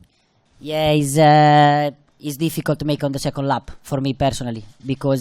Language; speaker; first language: English; non-native, fluent; Italian